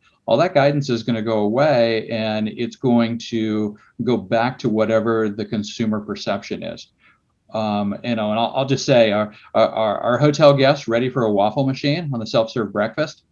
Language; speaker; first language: English; native; English